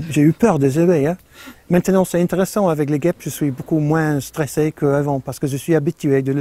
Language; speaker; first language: French; non-native, fluent; English